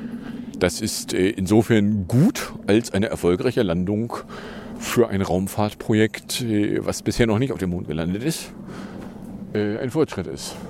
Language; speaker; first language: German; native; German